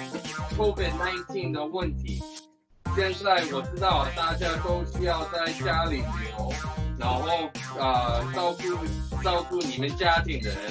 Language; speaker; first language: Chinese; early bilingual, heritage; Chinese